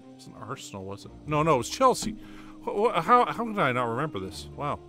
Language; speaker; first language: English; native; English